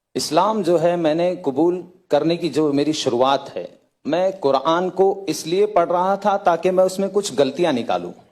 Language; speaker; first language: Hindi; native; Hindi